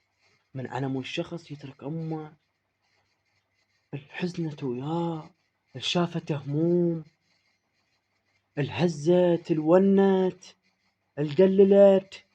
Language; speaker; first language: Arabic; native; Arabic